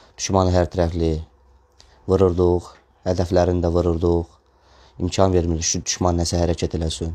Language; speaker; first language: Azerbaijani; non-native, local second language; Russian